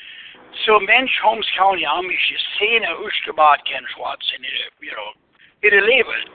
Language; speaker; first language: German; early bilingual, heritage; Pennsylvania German